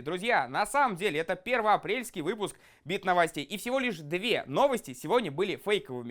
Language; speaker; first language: Russian; native; Russian